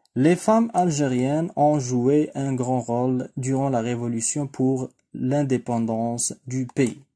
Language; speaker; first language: French; non-native, local second language; Arabic